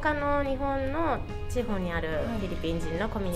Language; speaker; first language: Japanese; native; Japanese